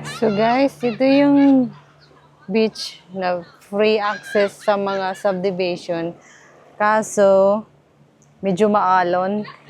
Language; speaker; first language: Filipino; non-native, local second language; Cebuano